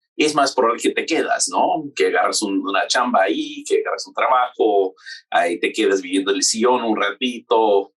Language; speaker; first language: Spanish; non-native, fluent; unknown